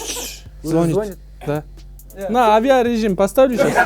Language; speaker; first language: Russian; non-native, local second language; Kazakh